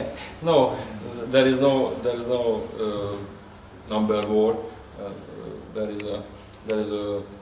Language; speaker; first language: English; non-native, learner; Hungarian